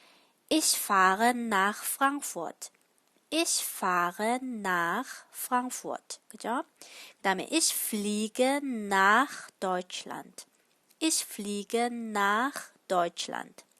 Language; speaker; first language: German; non-native, fluent; Korean